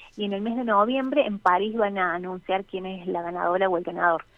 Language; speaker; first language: Spanish; native; Spanish